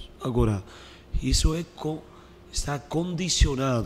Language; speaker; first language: Portuguese; non-native, learner; Spanish